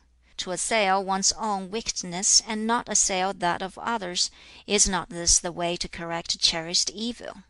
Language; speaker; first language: English; non-native, fluent; Chinese